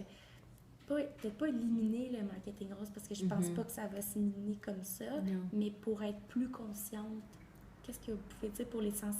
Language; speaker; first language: French; native; French